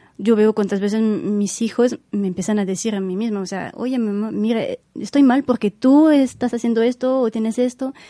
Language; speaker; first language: Spanish; non-native, fluent; French